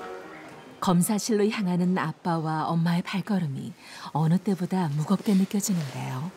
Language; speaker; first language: Korean; native; Korean